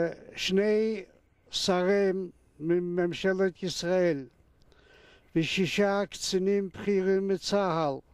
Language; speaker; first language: Hebrew; non-native, fluent; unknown